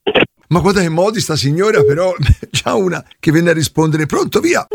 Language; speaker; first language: Italian; native; Italian